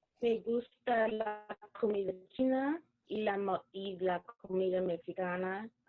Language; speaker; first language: Spanish; non-native, learner; English